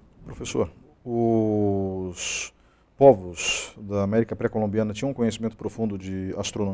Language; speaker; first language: Portuguese; native; Portuguese